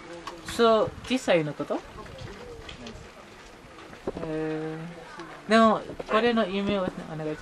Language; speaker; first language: Japanese; non-native, learner; Hindi